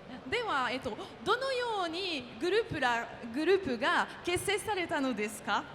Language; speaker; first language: Japanese; non-native, fluent; French